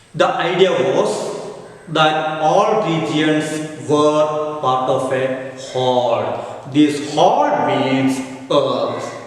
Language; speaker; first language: English; non-native, local second language; Malayalam